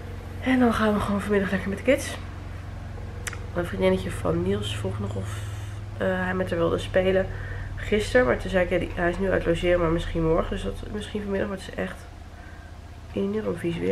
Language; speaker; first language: Dutch; native; Dutch